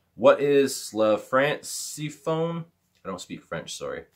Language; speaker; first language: English; native; English